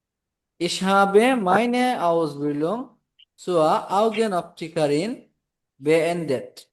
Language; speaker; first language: German; non-native, fluent; Bangla